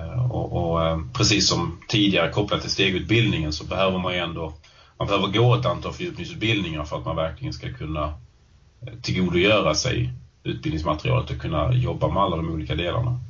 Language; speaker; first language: Swedish; native; Swedish